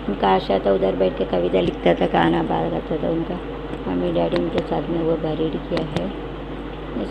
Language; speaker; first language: Hindi; non-native, local second language; Tamil